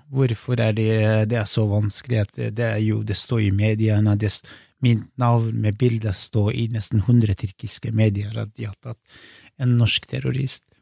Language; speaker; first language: Norwegian; non-native, fluent; Kurdish